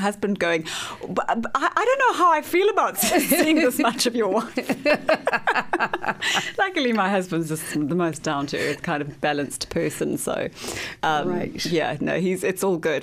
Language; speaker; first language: English; native; English